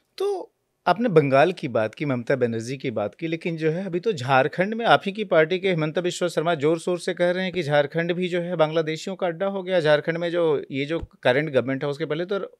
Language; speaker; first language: Hindi; native; Hindi